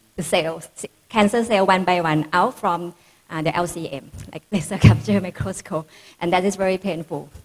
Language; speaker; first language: English; non-native, fluent; Thai